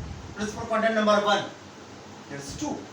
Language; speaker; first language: English; non-native, local second language; Hindi